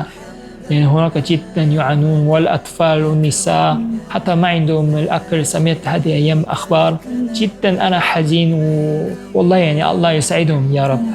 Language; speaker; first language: Arabic; non-native, fluent; Korean